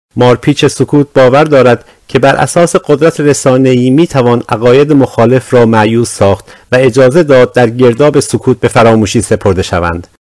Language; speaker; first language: Persian; non-native, local second language; Azerbaijani